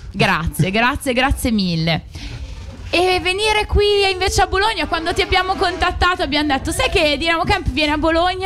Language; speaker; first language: Italian; native; Italian